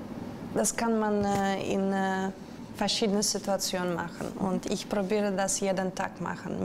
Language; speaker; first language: German; non-native, learner; Russian